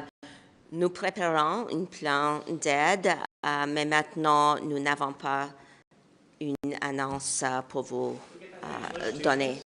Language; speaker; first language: French; non-native, fluent; English